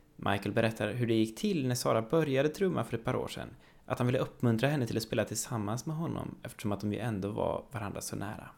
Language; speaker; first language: Swedish; native; Swedish